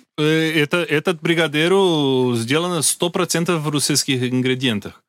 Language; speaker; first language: Russian; non-native, learner; Portuguese